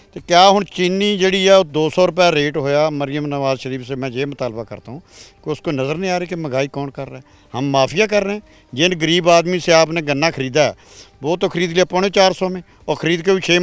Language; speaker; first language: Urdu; non-native, local second language; Punjabi